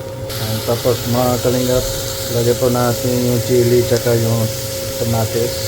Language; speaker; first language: Filipino; non-native, local second language; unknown